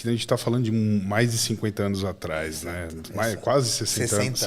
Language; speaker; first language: Portuguese; native; Portuguese